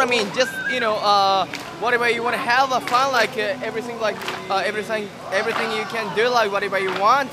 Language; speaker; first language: English; non-native, learner; Japanese